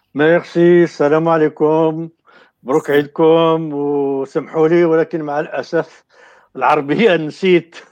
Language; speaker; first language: Arabic; early bilingual, other home language; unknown